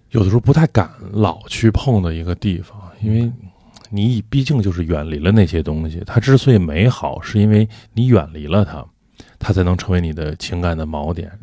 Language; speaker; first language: Chinese; native; Chinese